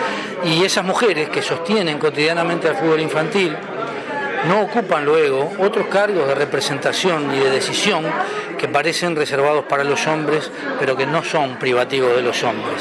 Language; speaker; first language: Spanish; native; Spanish